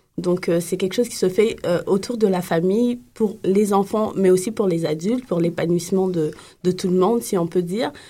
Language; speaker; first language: French; non-native, local second language; Lingala